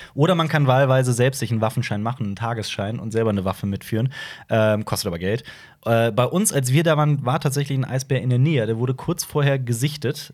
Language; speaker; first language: German; early bilingual, other home language; Turkish